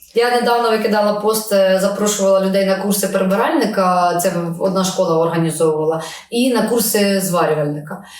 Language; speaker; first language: Ukrainian; native; Ukrainian